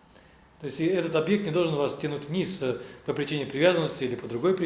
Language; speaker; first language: Russian; native; Russian